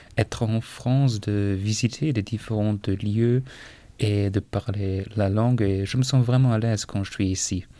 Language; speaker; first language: French; non-native, fluent; German